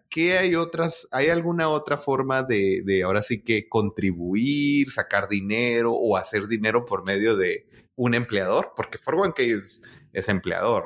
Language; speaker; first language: Spanish; native; Spanish